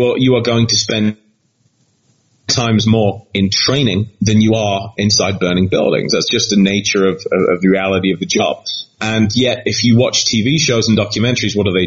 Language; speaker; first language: English; native; English